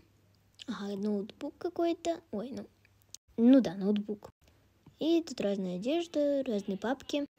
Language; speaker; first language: Russian; native; Russian